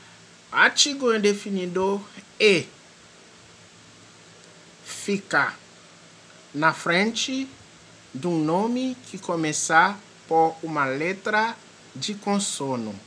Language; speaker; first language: Portuguese; non-native, fluent; French